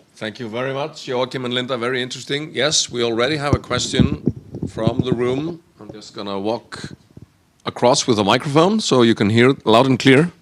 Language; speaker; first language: English; non-native, fluent; Icelandic